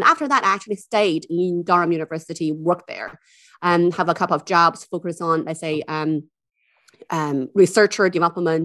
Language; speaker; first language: English; non-native, fluent; Chinese